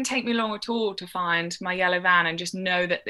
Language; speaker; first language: English; native; English